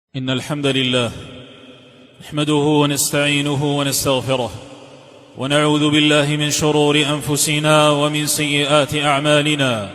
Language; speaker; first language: Arabic; native; Arabic